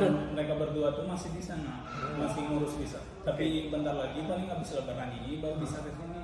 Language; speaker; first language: Indonesian; non-native, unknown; Malayalam